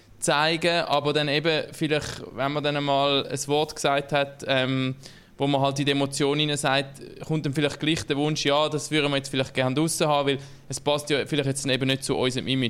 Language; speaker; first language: German; native; German